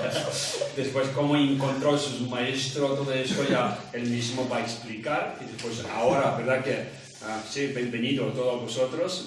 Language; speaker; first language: Spanish; non-native, learner; Tibetan